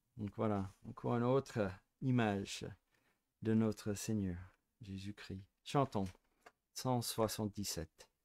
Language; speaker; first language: French; non-native, fluent; English